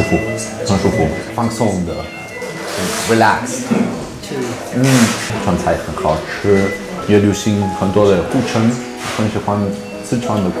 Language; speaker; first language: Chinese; non-native, learner; Spanish